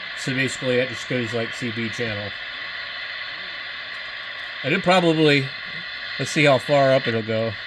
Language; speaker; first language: English; native; English